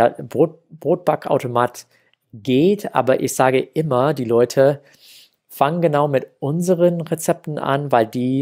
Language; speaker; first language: German; non-native, fluent; English